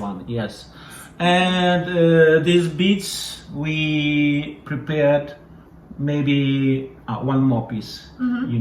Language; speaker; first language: English; non-native, learner; Russian